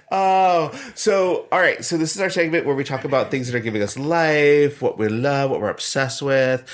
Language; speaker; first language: English; native; English